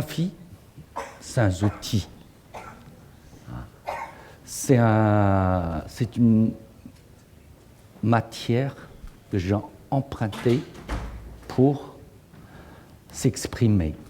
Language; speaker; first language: French; non-native, fluent; Chinese